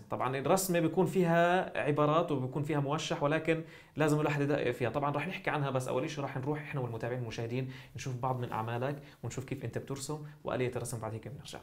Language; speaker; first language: Arabic; native; Arabic